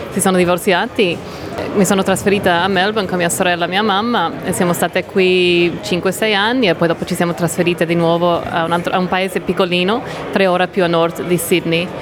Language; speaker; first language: Italian; non-native, fluent; English